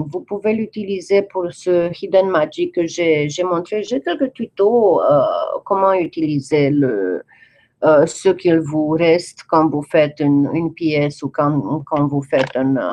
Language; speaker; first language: French; non-native, fluent; English